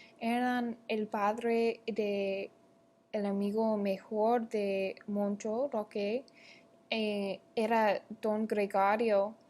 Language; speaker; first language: Spanish; non-native, learner; English